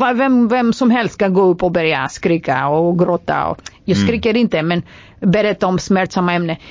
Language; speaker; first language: Swedish; non-native, fluent; Greek